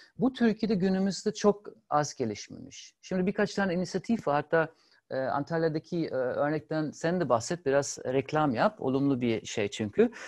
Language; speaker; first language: Turkish; non-native, fluent; German